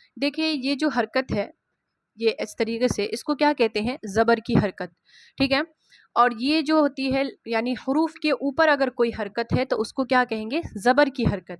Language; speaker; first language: Hindi; native; Hindi